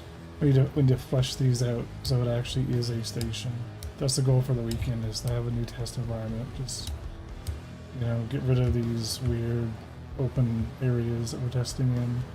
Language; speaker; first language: English; native; English